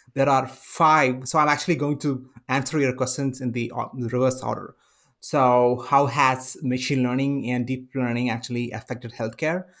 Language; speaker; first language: English; non-native, local second language; Malayalam